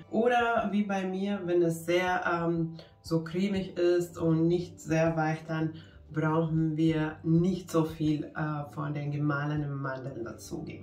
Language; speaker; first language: German; non-native, fluent; Finnish